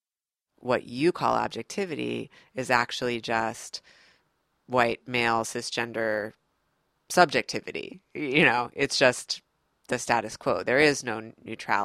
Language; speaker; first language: English; native; English